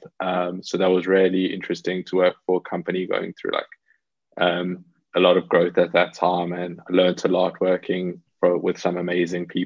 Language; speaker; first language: English; native; English